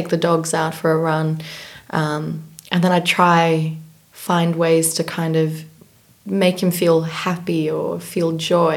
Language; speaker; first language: English; native; English